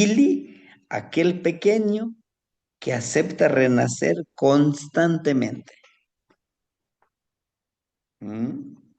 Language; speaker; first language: Spanish; native; Spanish